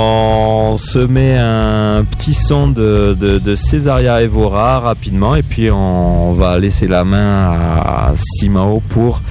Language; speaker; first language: French; native; French